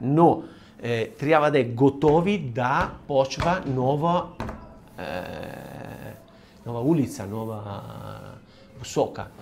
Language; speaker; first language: Bulgarian; non-native, learner; Italian